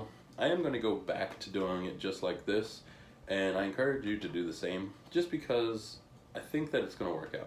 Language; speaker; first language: English; native; English